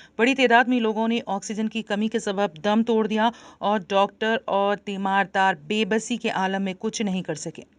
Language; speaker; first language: Urdu; native; Urdu